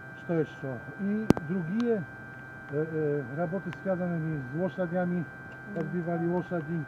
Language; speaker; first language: Russian; non-native, learner; Polish